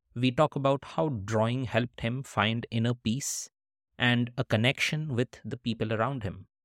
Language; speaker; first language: English; non-native, local second language; Hindi